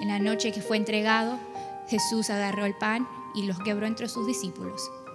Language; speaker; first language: Spanish; non-native, fluent; English